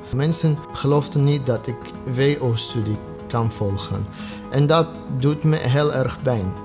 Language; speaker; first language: Dutch; non-native, fluent; Arabic